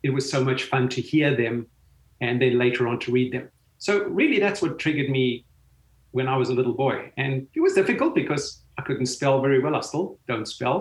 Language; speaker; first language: English; native; English